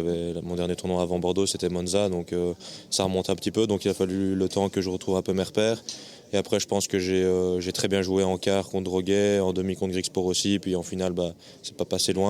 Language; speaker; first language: French; native; French